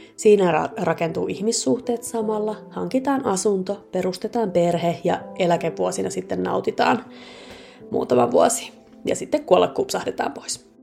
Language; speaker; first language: Finnish; native; Finnish